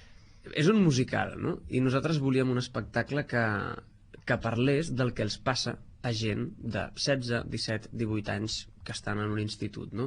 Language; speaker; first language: Catalan; native; Catalan